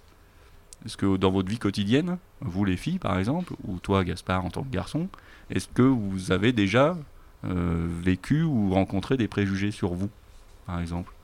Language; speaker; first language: French; native; French